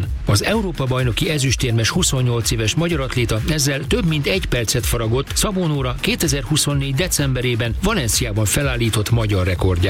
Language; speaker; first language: Hungarian; native; Hungarian